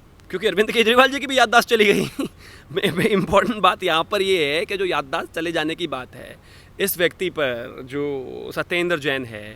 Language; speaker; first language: Hindi; native; Hindi